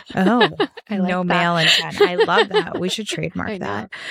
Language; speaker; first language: English; native; English